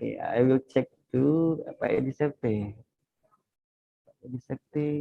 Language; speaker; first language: English; non-native, fluent; Indonesian